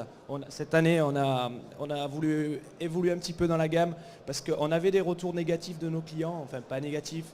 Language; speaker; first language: French; native; French